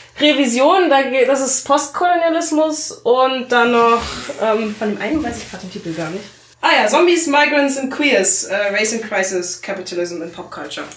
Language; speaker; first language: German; native; German